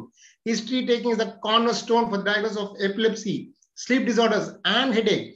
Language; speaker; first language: English; non-native, local second language; Telugu